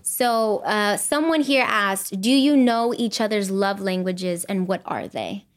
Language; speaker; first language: English; early bilingual, other home language; Spanish